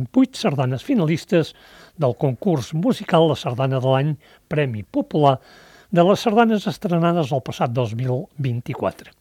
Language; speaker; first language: Catalan; native; Catalan